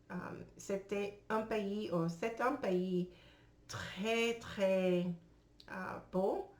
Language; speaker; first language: French; non-native, learner; English